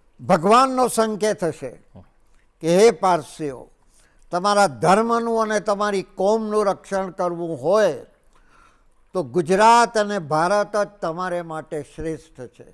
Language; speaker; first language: Gujarati; native; Gujarati